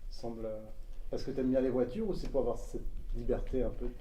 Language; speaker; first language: French; native; French